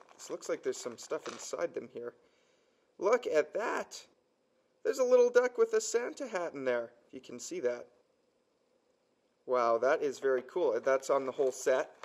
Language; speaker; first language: English; native; English